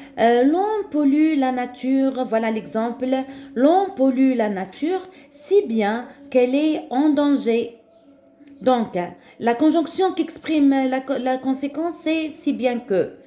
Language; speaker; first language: French; non-native, local second language; Arabic